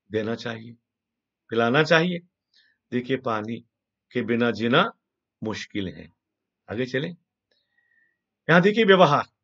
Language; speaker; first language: Hindi; non-native, local second language; Telugu